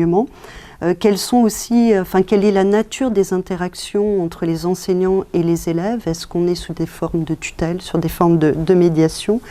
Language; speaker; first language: French; native; French